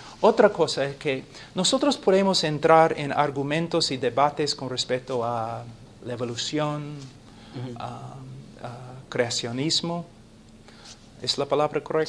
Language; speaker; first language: Spanish; non-native, fluent; English